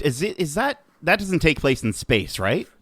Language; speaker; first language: English; native; English